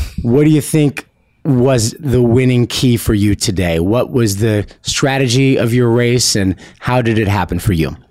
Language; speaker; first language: English; native; English